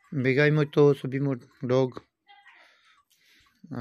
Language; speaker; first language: Filipino; non-native, learner; Punjabi